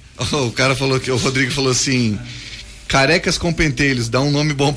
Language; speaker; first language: Portuguese; native; Portuguese